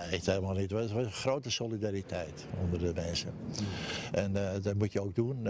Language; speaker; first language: Dutch; native; Dutch